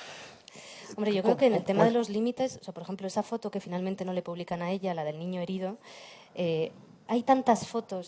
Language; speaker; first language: Spanish; native; Spanish